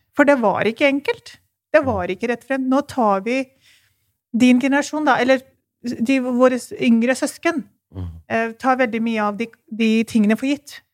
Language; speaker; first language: Norwegian; early bilingual, other home language; Urdu